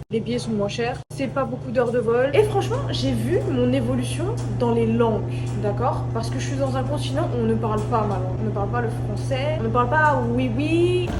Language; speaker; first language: French; native; French